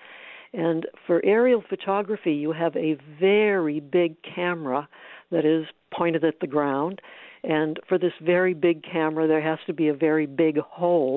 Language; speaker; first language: English; native; English